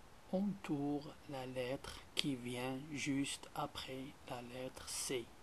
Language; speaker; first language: French; non-native, local second language; Arabic